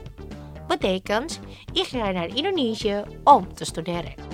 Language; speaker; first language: Dutch; non-native, learner; Indonesian